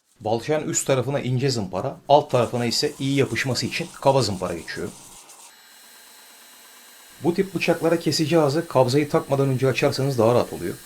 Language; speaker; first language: Turkish; native; Turkish